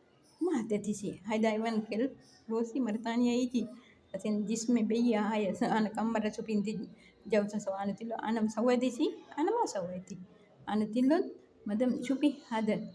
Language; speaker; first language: Arabic; non-native, learner; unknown